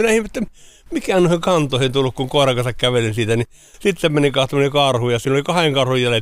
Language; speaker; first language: Finnish; native; Finnish